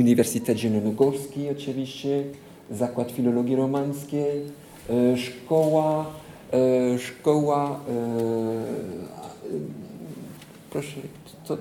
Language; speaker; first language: Polish; non-native, fluent; French